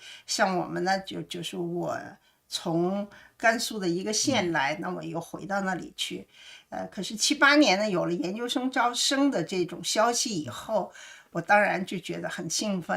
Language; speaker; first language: Chinese; native; Chinese